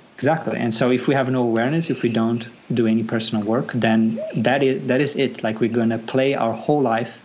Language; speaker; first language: English; non-native, fluent; Portuguese